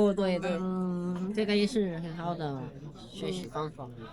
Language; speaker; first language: Chinese; non-native, learner; Spanish